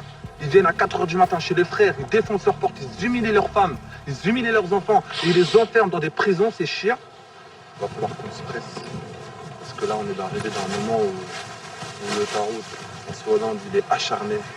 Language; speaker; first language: French; native; French